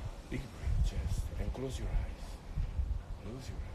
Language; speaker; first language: English; non-native, fluent; Italian